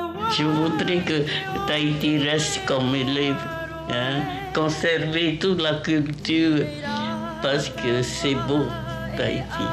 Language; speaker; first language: French; non-native, local second language; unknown